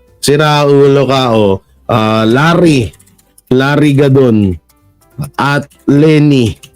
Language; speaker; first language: Filipino; non-native, local second language; Hiligaynon